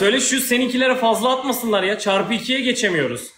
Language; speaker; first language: Turkish; native; Turkish